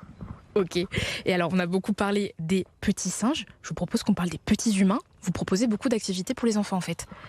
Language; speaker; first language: French; native; French